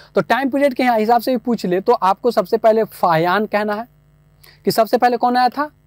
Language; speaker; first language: Hindi; native; Hindi